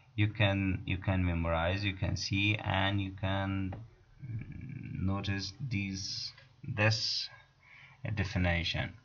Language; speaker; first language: English; non-native, fluent; Persian